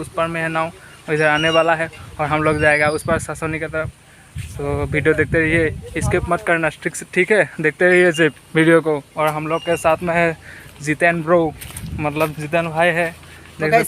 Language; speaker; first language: Hindi; non-native, local second language; Assamese